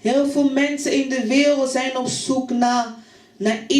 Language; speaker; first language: Dutch; non-native, fluent; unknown